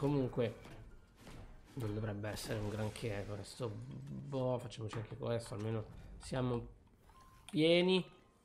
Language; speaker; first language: Italian; native; Italian